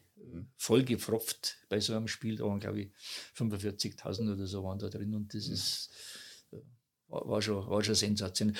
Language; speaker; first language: German; native; German